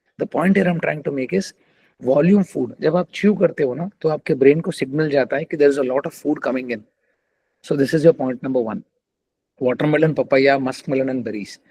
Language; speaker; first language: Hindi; non-native, local second language; Telugu